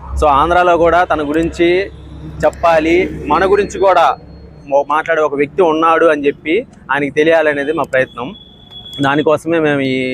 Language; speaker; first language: Telugu; native; Telugu